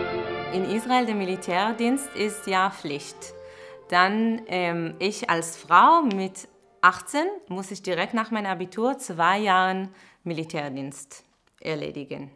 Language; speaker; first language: German; non-native, fluent; Hebrew